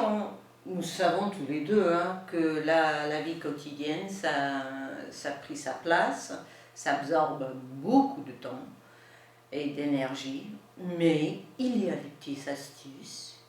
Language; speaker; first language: French; non-native, learner; English